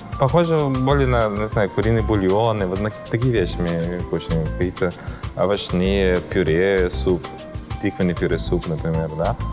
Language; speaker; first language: Russian; non-native, fluent; Portuguese